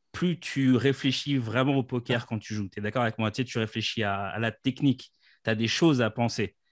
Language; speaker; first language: French; native; French